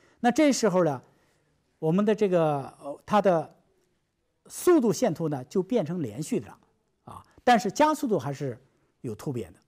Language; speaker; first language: Chinese; native; Chinese